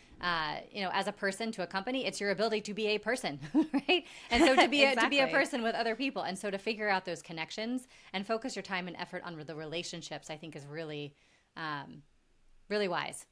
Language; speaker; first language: English; native; English